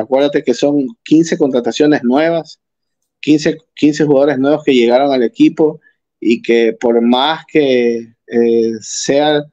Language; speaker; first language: Spanish; native; Spanish